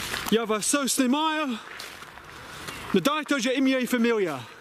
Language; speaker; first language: Russian; non-native, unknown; English